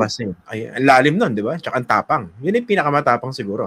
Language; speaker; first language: Filipino; native; Filipino